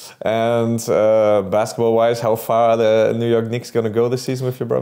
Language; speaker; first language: English; non-native, fluent; German